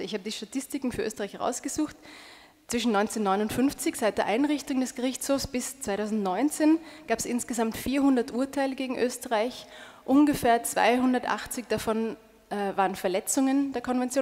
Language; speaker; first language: German; native; German